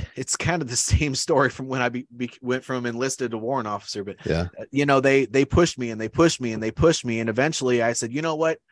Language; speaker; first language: English; native; English